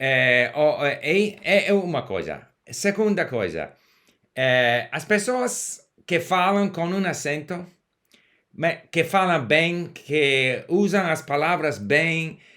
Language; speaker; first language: Portuguese; non-native, learner; English